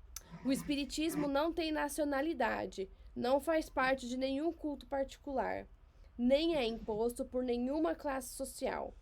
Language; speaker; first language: Portuguese; native; Portuguese